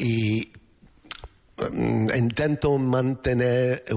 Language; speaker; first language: Spanish; non-native, learner; English